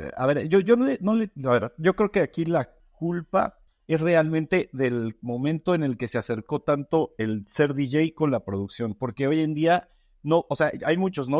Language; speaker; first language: Spanish; native; Spanish